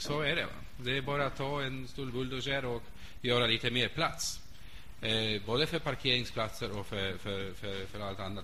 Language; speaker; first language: Swedish; non-native, fluent; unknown